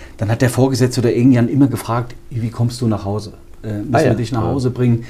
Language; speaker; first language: German; native; German